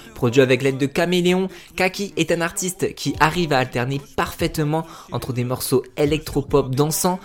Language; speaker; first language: French; native; French